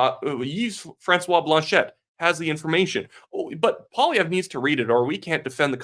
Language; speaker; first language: English; native; English